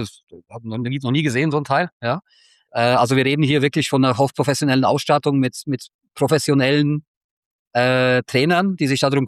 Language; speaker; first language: German; native; German